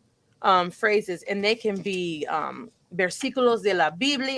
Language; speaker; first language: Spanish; non-native, fluent; English